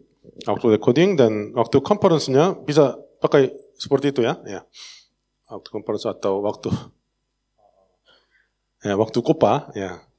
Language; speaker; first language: Indonesian; non-native, learner; Korean